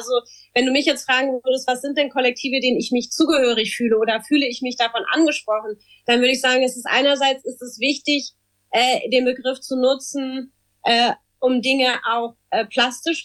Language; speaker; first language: German; native; German